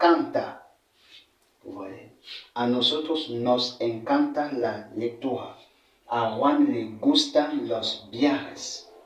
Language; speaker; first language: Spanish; non-native, fluent; French